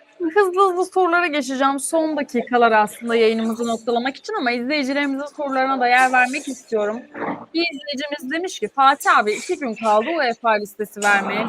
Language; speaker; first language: Turkish; native; Turkish